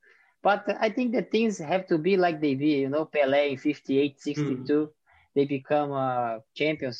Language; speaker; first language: English; non-native, fluent; Portuguese